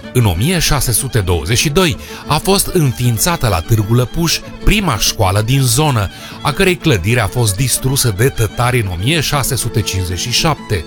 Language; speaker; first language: Romanian; native; Romanian